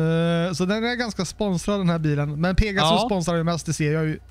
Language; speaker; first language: Swedish; native; Swedish